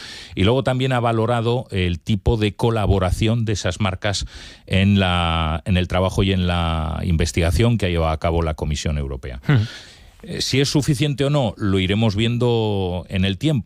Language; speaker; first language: Spanish; native; Spanish